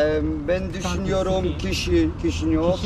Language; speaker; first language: Turkish; non-native, learner; Polish